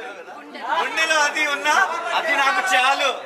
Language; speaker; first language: Telugu; non-native, local second language; Hindi